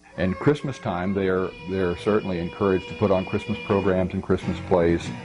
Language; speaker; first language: English; native; English